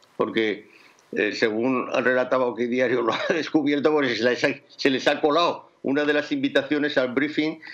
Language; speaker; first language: Spanish; native; Spanish